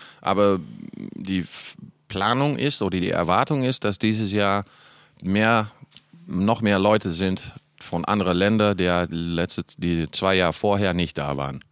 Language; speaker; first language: German; non-native, fluent; Dutch